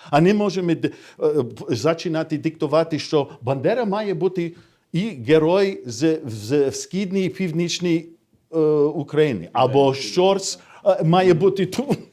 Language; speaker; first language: Ukrainian; non-native, fluent; English